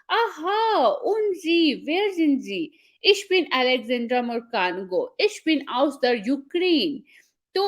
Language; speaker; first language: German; non-native, fluent; Hindi